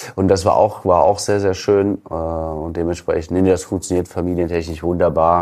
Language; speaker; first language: German; native; German